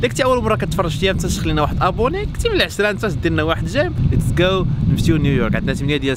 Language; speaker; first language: Arabic; native; Arabic